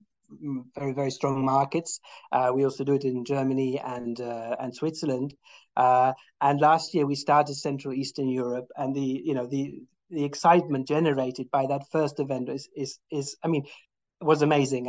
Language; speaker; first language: English; native; English